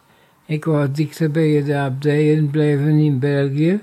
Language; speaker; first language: Dutch; non-native, fluent; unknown